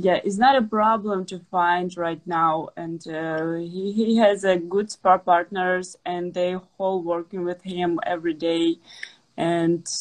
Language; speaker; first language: English; non-native, fluent; Russian